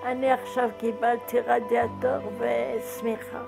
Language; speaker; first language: Hebrew; non-native, fluent; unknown